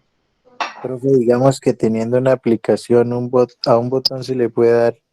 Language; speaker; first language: Spanish; native; Spanish